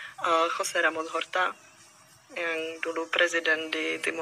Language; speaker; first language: Indonesian; non-native, fluent; Czech